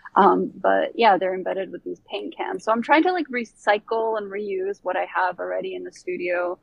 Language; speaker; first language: English; early bilingual, other home language; Bosnian